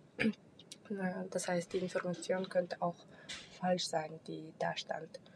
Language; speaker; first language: German; non-native, fluent; Russian